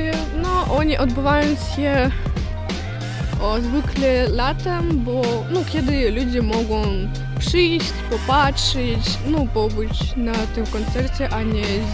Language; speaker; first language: Polish; non-native, learner; Russian